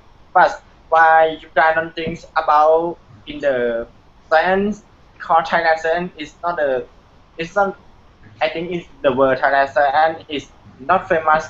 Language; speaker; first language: English; non-native, learner; Thai